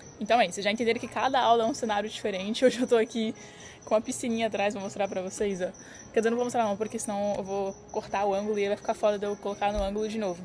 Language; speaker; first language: Portuguese; early bilingual, heritage; French